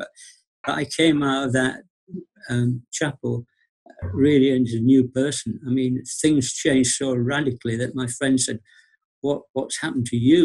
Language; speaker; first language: English; native; English